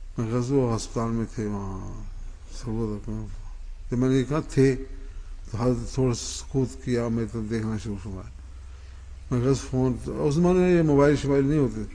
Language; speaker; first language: Urdu; non-native, local second language; Punjabi